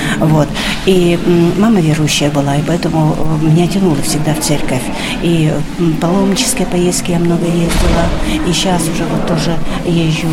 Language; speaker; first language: Russian; non-native, local second language; Udmurt